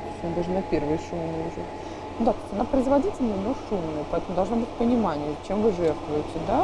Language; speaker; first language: Russian; native; Russian